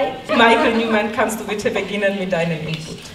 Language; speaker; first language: German; non-native, fluent; Czech